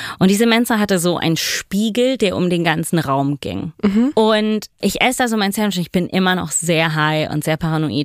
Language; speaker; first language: German; non-native, fluent; Italian